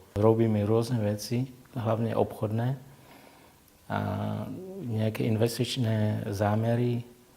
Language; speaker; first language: Slovak; non-native, fluent; Vietnamese